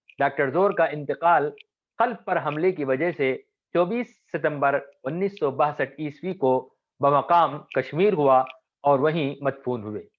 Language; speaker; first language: Urdu; native; Urdu